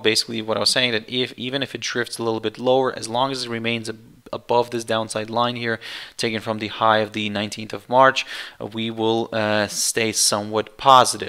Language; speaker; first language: English; non-native, fluent; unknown